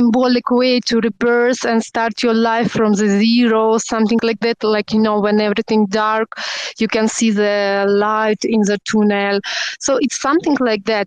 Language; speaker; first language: English; non-native, learner; Russian